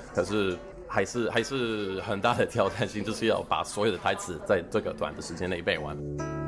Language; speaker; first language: Chinese; non-native, fluent; Swedish